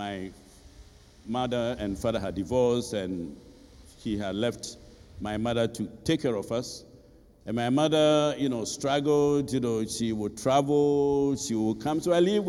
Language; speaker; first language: English; non-native, local second language; Akan